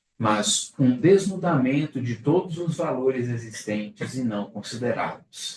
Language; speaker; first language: Portuguese; native; Portuguese